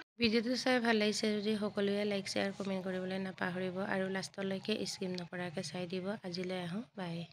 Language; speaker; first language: Assamese; non-native, local second language; Mising